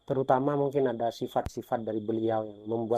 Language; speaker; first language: Indonesian; native; Indonesian